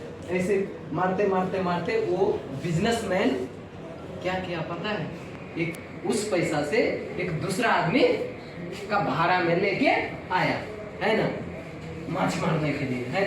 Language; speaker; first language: Hindi; non-native, local second language; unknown